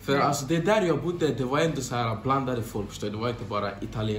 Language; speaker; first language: Swedish; non-native, fluent; Italian